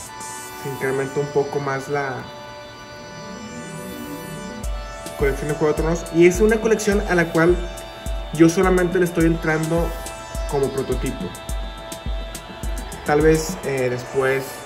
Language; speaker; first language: Spanish; native; Spanish